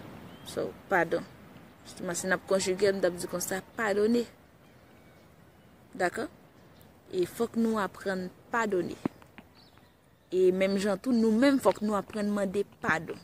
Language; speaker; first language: French; non-native, learner; Haitian Creole